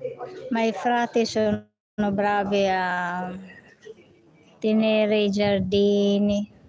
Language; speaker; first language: Italian; non-native, learner; Filipino